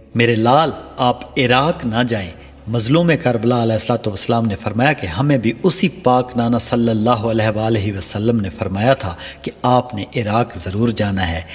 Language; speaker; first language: Urdu; non-native, local second language; Saraiki